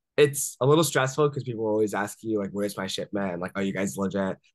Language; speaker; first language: English; native; English